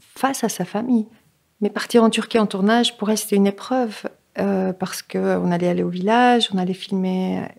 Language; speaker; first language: French; native; French